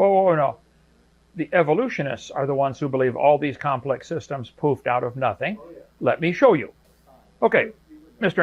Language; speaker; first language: English; native; English